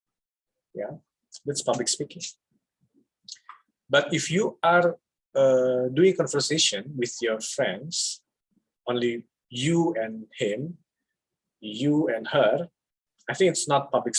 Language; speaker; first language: English; non-native, fluent; Indonesian